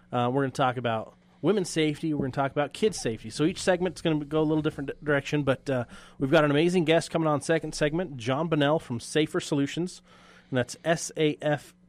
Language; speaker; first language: English; native; English